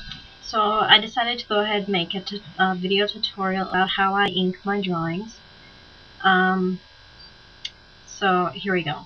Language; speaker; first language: English; native; English